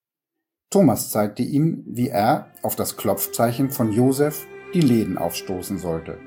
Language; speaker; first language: German; native; German